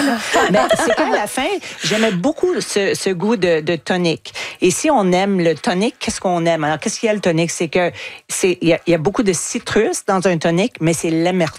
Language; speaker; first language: French; non-native, fluent; English